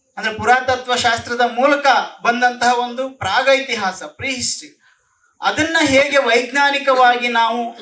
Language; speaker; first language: Kannada; native; Kannada